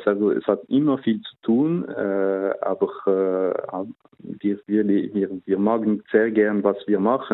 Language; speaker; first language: German; non-native, local second language; French